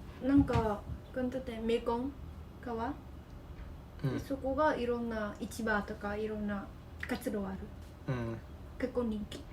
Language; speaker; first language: Japanese; non-native, fluent; Vietnamese